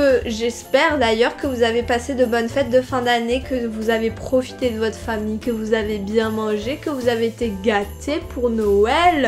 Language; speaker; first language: French; native; French